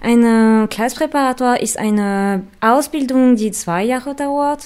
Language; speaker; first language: German; non-native, fluent; French